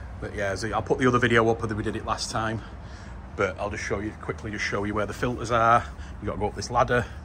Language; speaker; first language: English; native; English